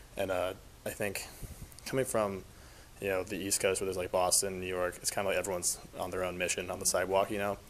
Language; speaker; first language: English; native; English